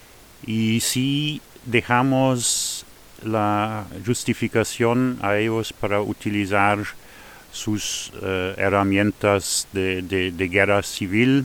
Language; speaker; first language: Spanish; non-native, fluent; Luxembourgish